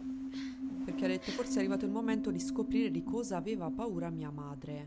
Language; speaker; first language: Italian; native; Italian